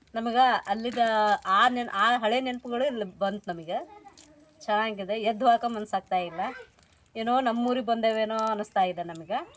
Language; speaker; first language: Kannada; non-native, local second language; Lambadi